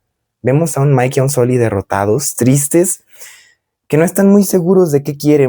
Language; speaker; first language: Spanish; native; Spanish